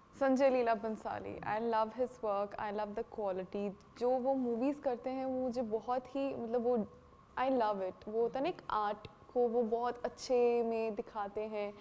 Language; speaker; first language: Hindi; non-native, local second language; Punjabi